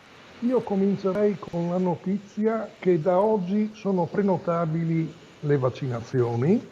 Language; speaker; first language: Italian; native; Italian